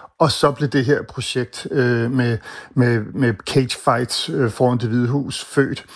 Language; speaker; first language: Danish; native; Danish